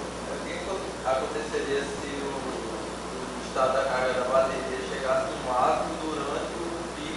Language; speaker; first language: Portuguese; native; Portuguese